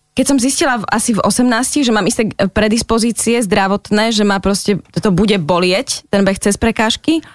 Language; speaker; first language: Slovak; native; Slovak